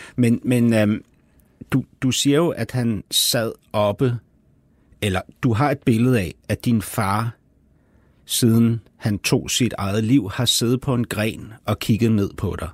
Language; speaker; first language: Danish; native; Danish